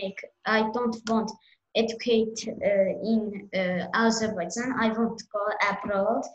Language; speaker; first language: English; non-native, learner; Azerbaijani